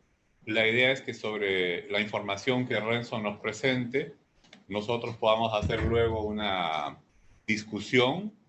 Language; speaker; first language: Spanish; native; Spanish